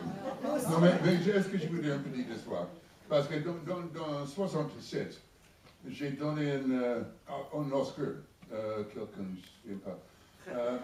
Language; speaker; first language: French; non-native, learner; English